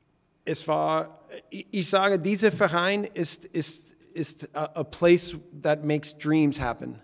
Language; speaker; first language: German; non-native, fluent; English